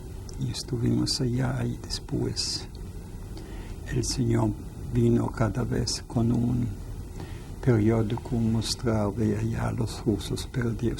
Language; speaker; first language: Spanish; non-native, fluent; Yiddish